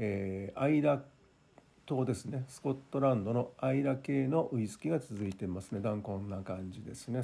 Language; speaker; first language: Japanese; native; Japanese